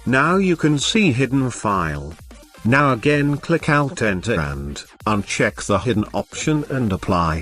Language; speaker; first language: English; non-native, fluent; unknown